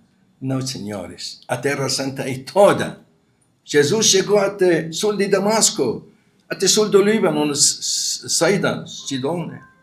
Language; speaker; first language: Portuguese; non-native, fluent; Arabic